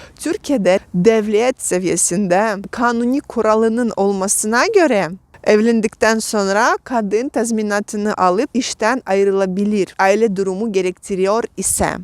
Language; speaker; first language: Turkish; non-native, fluent; Russian